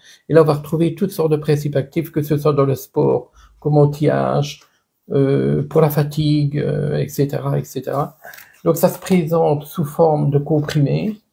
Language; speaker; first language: French; native; French